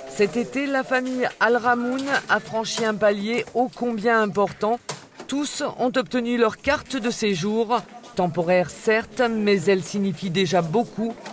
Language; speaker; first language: French; native; French